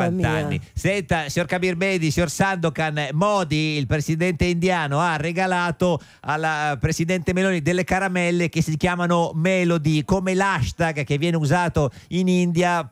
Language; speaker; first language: Italian; native; Italian